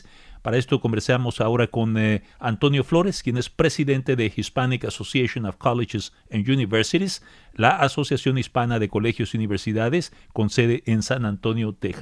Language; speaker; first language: Spanish; native; Spanish